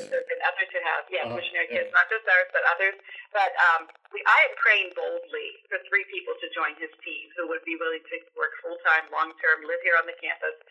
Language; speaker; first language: English; native; English